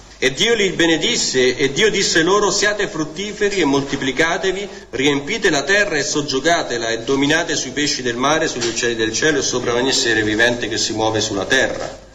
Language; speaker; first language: Italian; native; Italian